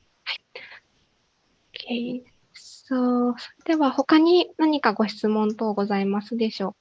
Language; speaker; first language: Japanese; native; Japanese